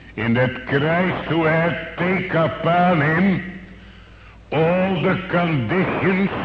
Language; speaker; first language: English; non-native, fluent; Dutch